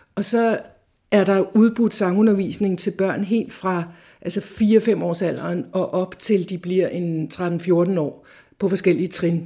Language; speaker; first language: Danish; native; Danish